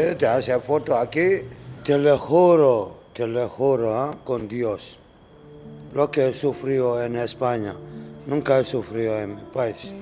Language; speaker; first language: Spanish; non-native, learner; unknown